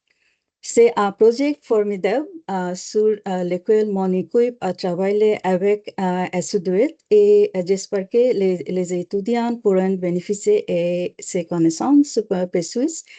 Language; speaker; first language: French; non-native, learner; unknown